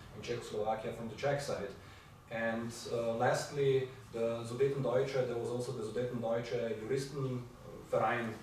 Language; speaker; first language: English; non-native, fluent; Slovenian